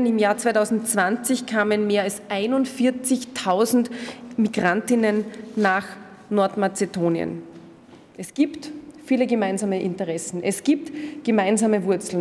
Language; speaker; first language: German; native; German